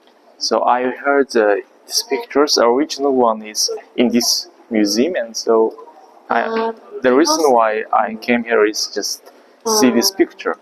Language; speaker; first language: English; non-native, fluent; Mongolian